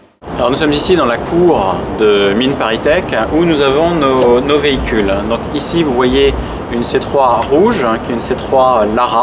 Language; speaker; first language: French; native; French